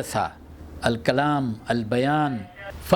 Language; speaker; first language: Arabic; non-native, fluent; Urdu